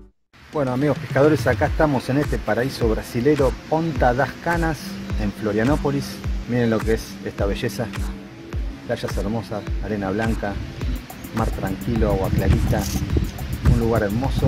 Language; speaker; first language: Spanish; native; Spanish